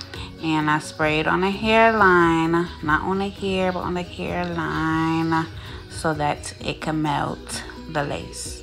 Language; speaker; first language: English; native; English